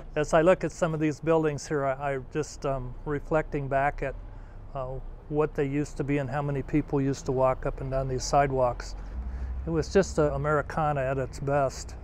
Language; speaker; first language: English; native; English